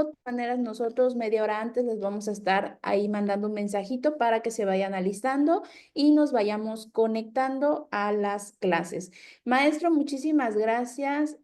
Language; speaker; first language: Spanish; native; Spanish